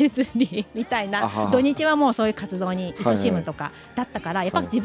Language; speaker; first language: Japanese; native; Japanese